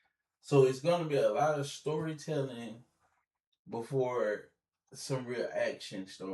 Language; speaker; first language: English; native; English